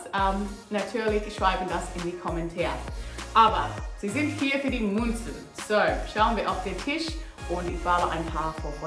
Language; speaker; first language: German; non-native, learner; English